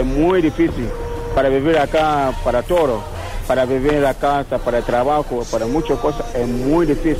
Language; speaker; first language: Spanish; non-native, learner; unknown